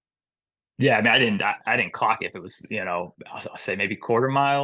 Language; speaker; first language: English; native; English